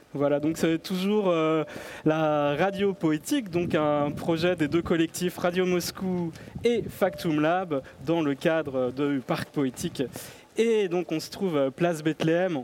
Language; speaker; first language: French; native; French